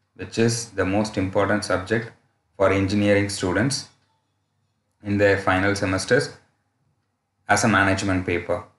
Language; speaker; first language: English; non-native, local second language; Tamil